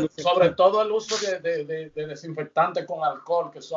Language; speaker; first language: Spanish; native; Spanish